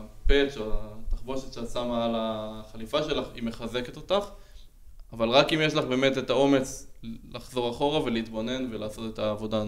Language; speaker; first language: Hebrew; native; Hebrew